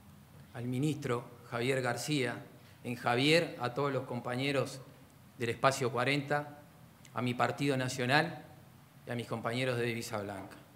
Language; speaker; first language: Spanish; native; Spanish